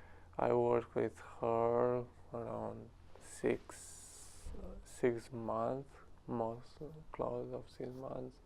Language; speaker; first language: English; non-native, learner; Romanian